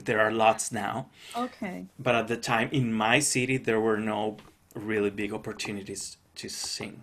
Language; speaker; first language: English; non-native, fluent; Spanish